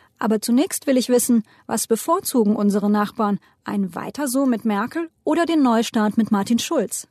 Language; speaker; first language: German; early bilingual, other home language; Turkish